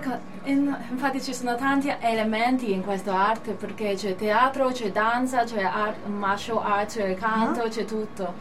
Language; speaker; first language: Italian; non-native, learner; Cantonese